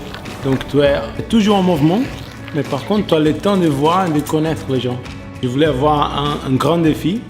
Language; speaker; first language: French; non-native, fluent; Portuguese